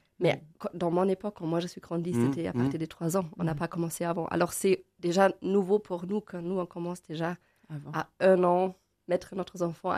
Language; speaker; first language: French; non-native, learner; German